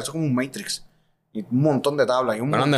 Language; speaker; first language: Spanish; native; Spanish